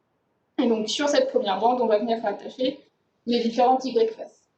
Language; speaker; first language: French; native; French